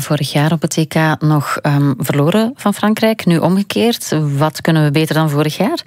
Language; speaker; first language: Dutch; native; Dutch